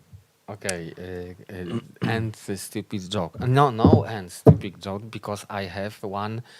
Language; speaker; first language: English; non-native, learner; Polish